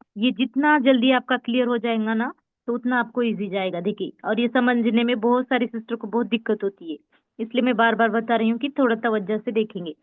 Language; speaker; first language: Hindi; native; Hindi